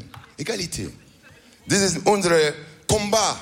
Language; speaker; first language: German; non-native, learner; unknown